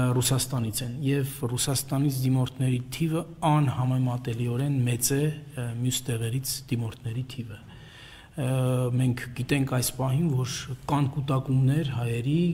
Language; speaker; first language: Armenian; native; Armenian